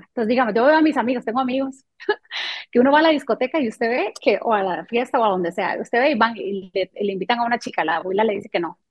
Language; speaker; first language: Spanish; early bilingual, other home language; French